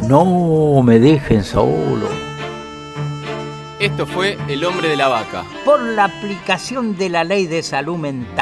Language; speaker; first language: Spanish; native; Spanish